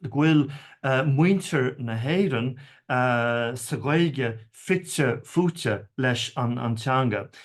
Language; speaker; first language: Irish; non-native, local second language; English